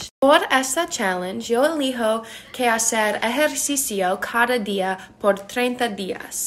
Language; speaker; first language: Spanish; non-native, learner; English